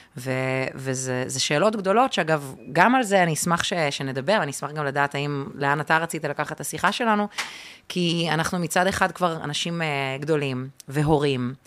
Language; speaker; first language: Hebrew; early bilingual, other home language; Russian